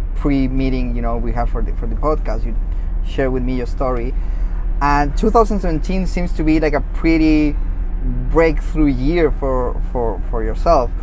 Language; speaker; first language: English; non-native, fluent; Spanish